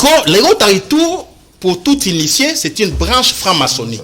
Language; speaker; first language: French; non-native, local second language; Lingala